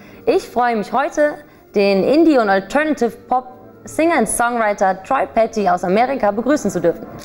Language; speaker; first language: German; native; German